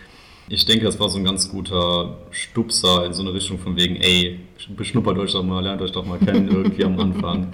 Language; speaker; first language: German; native; German